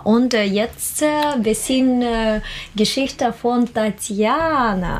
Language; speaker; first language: German; non-native, learner; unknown